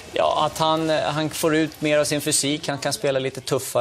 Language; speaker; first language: Swedish; native; Swedish